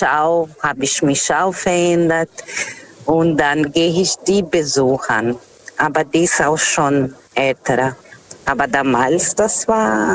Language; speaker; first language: German; non-native, fluent; Portuguese